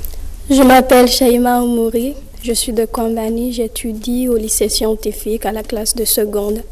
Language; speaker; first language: French; non-native, local second language; Comorian